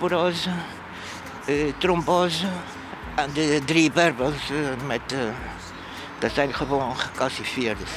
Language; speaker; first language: Dutch; non-native, fluent; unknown